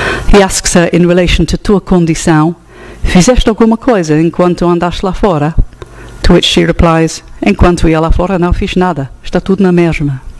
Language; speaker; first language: Portuguese; non-native, fluent; English